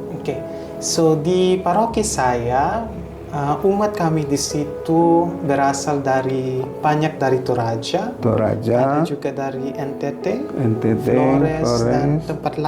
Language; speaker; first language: Indonesian; non-native, fluent; Hiligaynon